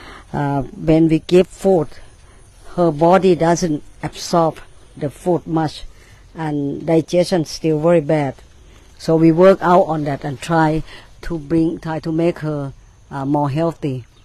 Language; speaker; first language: English; non-native, learner; Thai